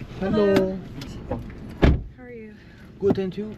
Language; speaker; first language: English; non-native, learner; Turkish